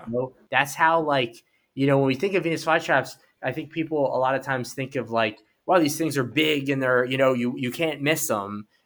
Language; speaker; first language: English; native; English